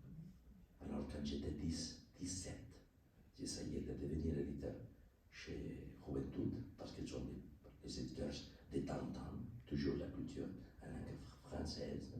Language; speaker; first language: French; non-native, learner; Spanish